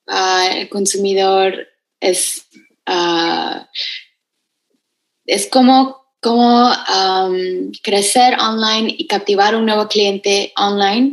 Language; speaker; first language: Spanish; early bilingual, heritage; Spanish